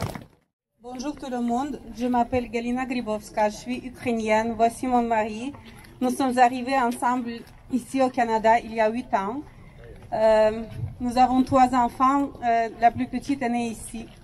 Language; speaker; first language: French; non-native, fluent; Ukrainian